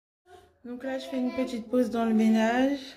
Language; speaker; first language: French; native; French